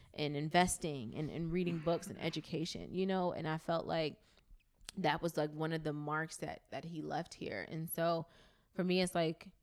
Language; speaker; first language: English; native; English